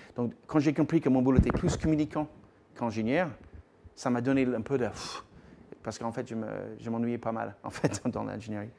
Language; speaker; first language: French; non-native, fluent; English